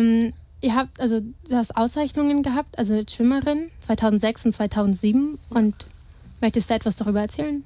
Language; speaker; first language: German; native; German